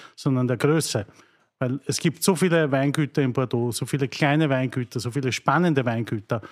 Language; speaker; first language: German; native; German